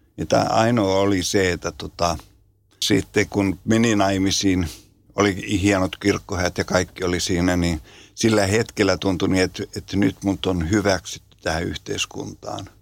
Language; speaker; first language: Finnish; native; Finnish